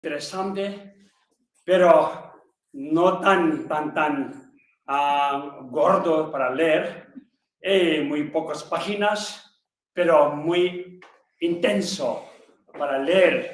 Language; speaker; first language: Spanish; non-native, learner; Tibetan